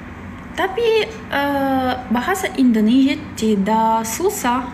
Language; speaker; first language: Indonesian; non-native, learner; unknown